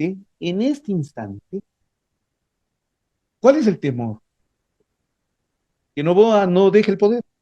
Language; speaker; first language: Spanish; native; Spanish